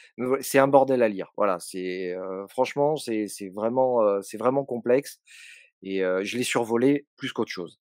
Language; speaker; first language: French; native; French